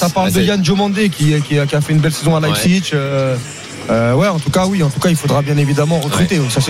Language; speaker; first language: French; native; French